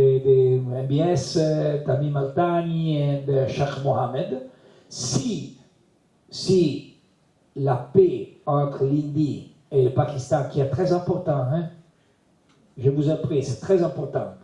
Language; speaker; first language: French; non-native, learner; Italian